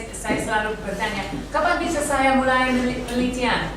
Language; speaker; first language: Indonesian; non-native, fluent; English